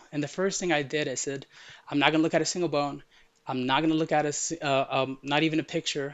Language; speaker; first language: English; early bilingual, other home language; Arabic